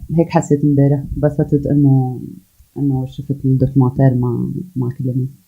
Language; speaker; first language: Arabic; native; Arabic